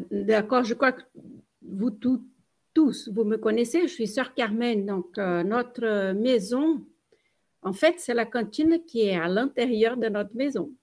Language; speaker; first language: French; non-native, fluent; Portuguese